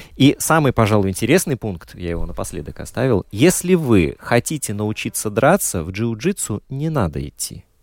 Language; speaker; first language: Russian; native; Russian